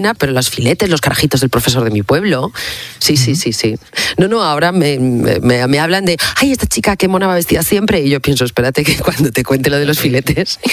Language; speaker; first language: Spanish; native; Spanish